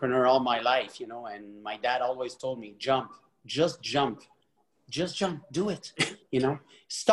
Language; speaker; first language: English; non-native, fluent; French